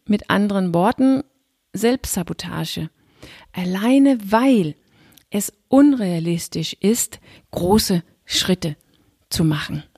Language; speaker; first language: German; non-native, fluent; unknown